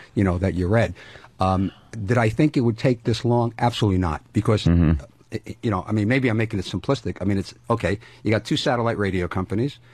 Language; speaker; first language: English; native; English